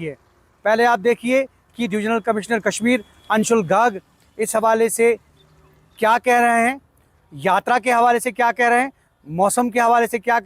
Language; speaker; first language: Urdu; non-native, local second language; Kashmiri